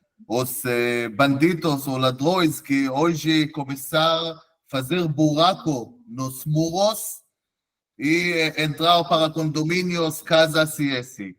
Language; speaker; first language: Portuguese; non-native, fluent; Hebrew